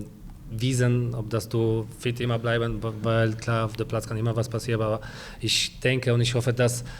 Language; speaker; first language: German; non-native, fluent; Polish